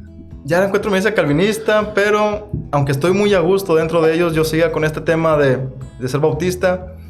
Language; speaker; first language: Spanish; native; Spanish